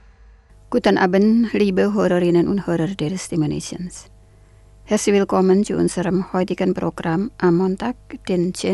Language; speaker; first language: German; non-native, fluent; Indonesian